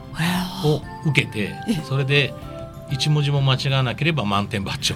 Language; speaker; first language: Japanese; native; Japanese